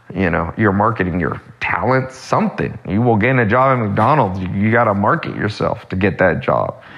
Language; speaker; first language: English; native; English